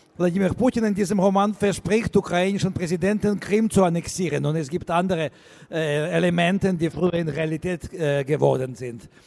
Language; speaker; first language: German; non-native, learner; Russian